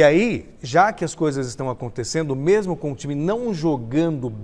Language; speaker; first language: Portuguese; native; Portuguese